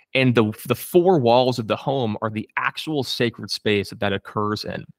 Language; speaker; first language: English; native; English